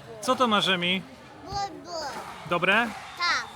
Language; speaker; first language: Polish; native; Polish